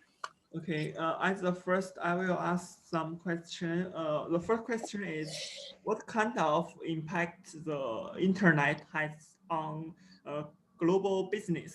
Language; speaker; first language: English; non-native, local second language; Chinese